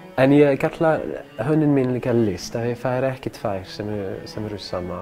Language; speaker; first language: Icelandic; non-native, learner; French